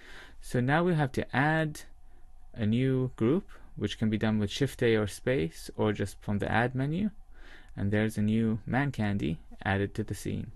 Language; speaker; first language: English; native; English